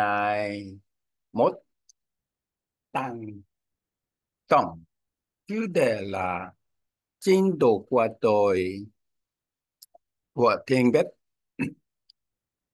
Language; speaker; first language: Vietnamese; non-native, learner; Korean